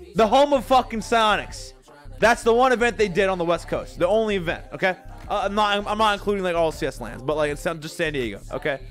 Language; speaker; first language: English; native; English